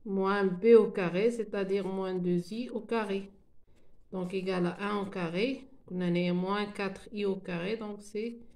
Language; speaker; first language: French; non-native, local second language; Arabic